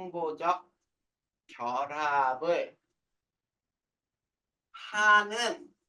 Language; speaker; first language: Korean; native; Korean